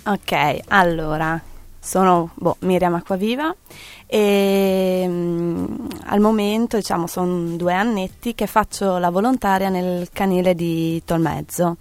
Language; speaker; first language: Italian; native; Italian